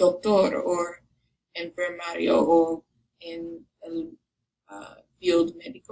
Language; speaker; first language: Spanish; non-native, learner; English